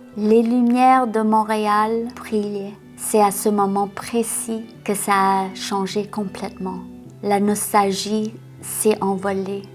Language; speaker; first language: French; early bilingual, other home language; Vietnamese